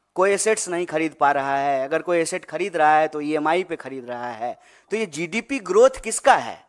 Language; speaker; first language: Hindi; native; Hindi